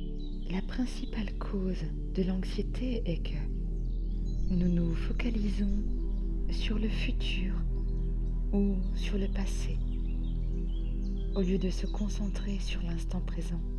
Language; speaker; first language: French; native; French